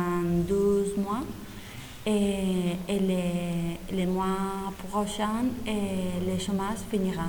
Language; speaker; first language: French; non-native, learner; Spanish